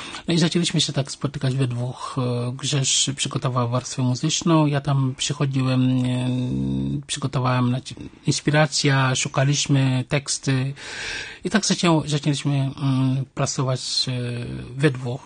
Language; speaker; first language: Polish; non-native, fluent; Wolof